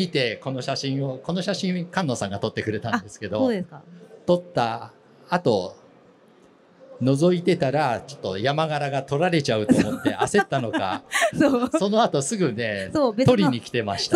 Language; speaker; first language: Japanese; native; Japanese